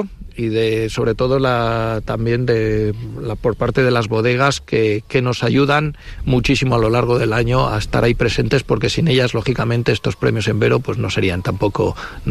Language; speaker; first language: Spanish; native; Spanish